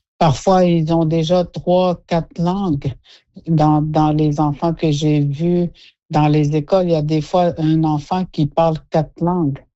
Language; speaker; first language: French; non-native, local second language; Innu-aimun